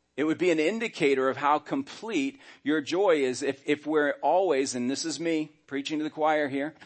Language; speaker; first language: English; native; English